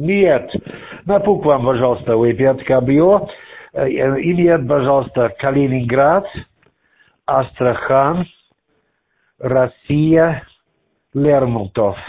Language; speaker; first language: Russian; non-native, learner; German